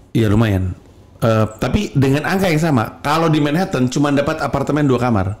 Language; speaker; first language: Indonesian; native; Indonesian